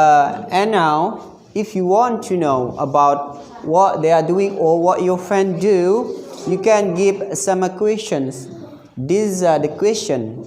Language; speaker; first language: English; non-native, fluent; Indonesian